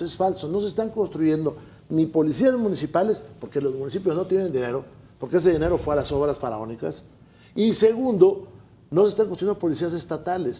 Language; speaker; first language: Spanish; native; Spanish